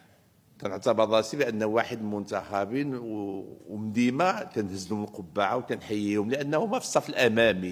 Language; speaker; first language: Arabic; native; Arabic